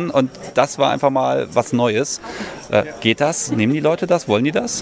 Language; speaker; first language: German; native; German